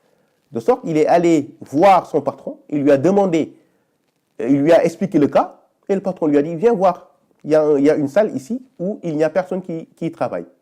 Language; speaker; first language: French; native; French